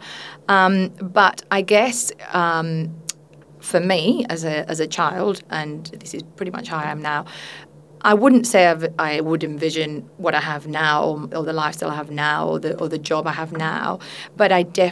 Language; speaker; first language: English; non-native, fluent; Spanish